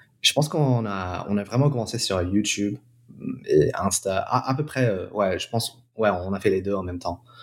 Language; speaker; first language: French; non-native, fluent; English